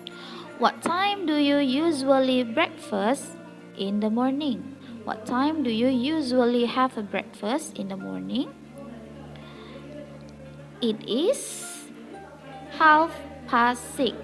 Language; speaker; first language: English; non-native, fluent; Indonesian